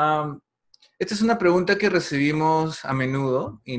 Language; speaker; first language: Spanish; non-native, fluent; English